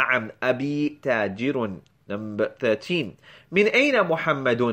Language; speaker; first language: Arabic; non-native, fluent; English